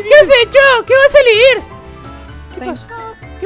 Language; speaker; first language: Spanish; native; Spanish